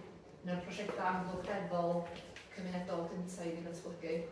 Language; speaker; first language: Welsh; native; Welsh